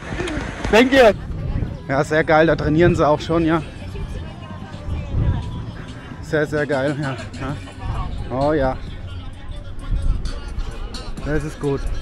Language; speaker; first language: German; native; German